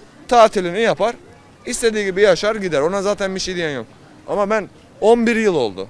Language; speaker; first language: Turkish; native; Turkish